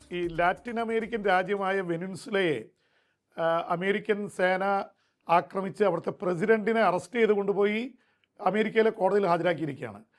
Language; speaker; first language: Malayalam; native; Malayalam